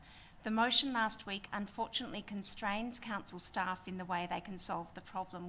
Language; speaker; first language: English; native; English